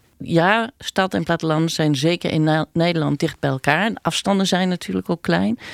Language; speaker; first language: Dutch; native; Dutch